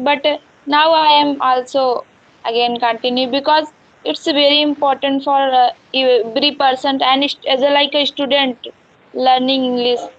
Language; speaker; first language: English; non-native, learner; Hindi